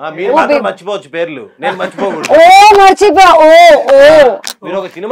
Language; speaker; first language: Telugu; native; Telugu